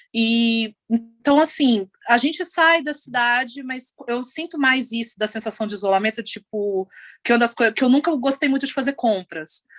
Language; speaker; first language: Portuguese; native; Portuguese